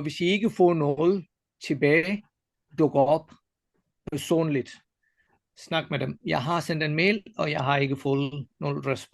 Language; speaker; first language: Danish; non-native, fluent; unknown